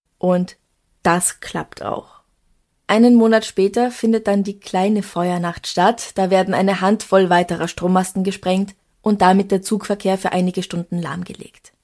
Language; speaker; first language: German; native; German